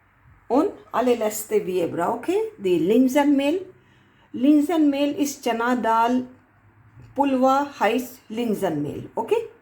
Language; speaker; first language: German; non-native, learner; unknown